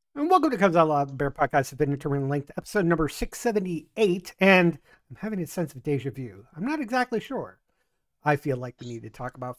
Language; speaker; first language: English; native; English